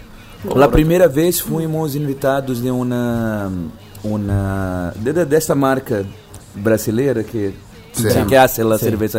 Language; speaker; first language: Spanish; non-native, fluent; Portuguese